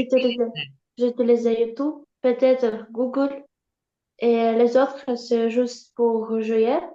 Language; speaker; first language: French; non-native, learner; Ukrainian